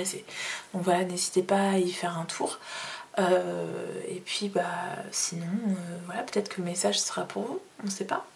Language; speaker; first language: French; native; French